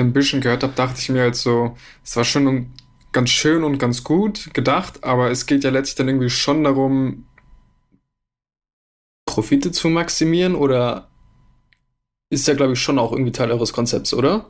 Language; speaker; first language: German; native; German